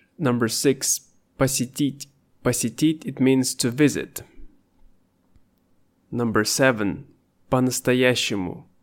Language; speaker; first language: Russian; native; Russian